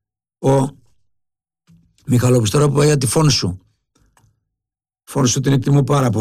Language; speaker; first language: Greek; native; Greek